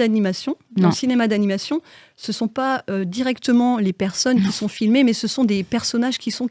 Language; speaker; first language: French; native; French